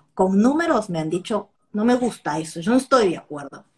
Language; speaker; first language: Spanish; native; Spanish